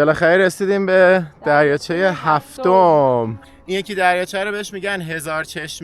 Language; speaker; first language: Persian; native; Persian